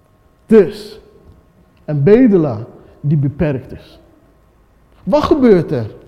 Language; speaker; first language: Dutch; non-native, fluent; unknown